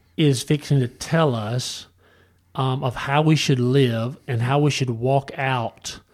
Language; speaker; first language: English; native; English